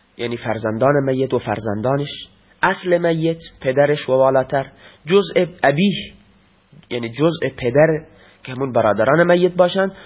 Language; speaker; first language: Persian; non-native, local second language; Baluchi